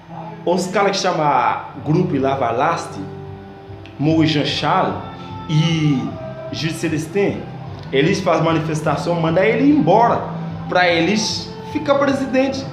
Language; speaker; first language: Portuguese; non-native, learner; Haitian Creole